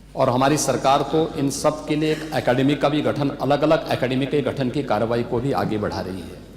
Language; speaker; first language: Hindi; native; Hindi